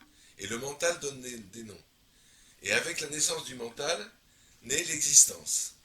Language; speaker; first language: French; native; French